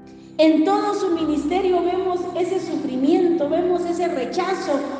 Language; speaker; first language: Spanish; native; Spanish